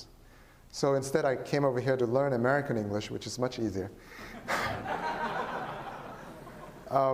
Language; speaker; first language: English; non-native, local second language; Chinese